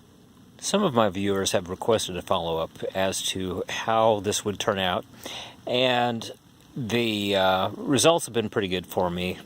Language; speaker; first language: English; native; English